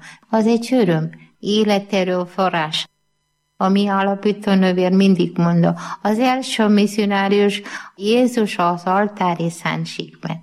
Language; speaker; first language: Hungarian; non-native, learner; Malayalam